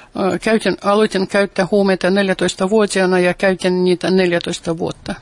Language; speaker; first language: Finnish; non-native, fluent; Russian